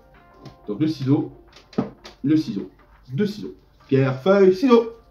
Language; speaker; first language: French; native; French